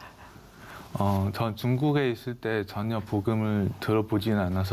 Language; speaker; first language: Korean; non-native, fluent; Chinese